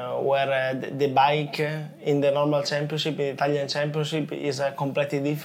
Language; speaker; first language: English; non-native, learner; Italian